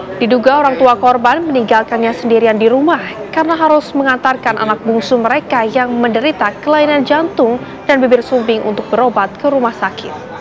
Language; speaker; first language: Indonesian; native; Indonesian